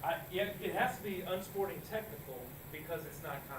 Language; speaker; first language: English; native; English